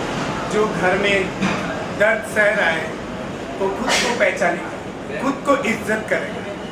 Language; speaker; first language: Hindi; non-native, local second language; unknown